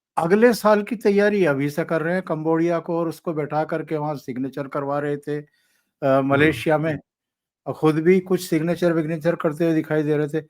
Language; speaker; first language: Hindi; native; Hindi